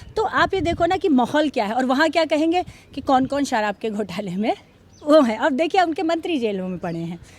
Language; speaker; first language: Hindi; native; Hindi